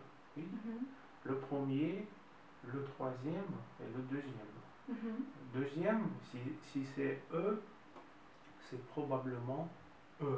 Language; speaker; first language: French; non-native, fluent; Russian